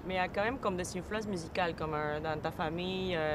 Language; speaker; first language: French; native; French